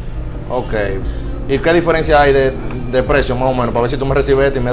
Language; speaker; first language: Spanish; native; Spanish